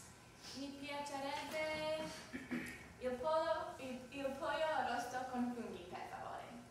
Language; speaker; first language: Italian; non-native, learner; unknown